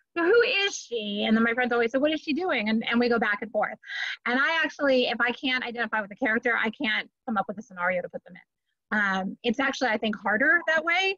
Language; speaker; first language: English; native; English